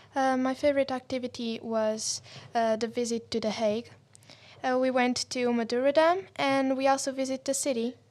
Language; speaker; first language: English; non-native, learner; Portuguese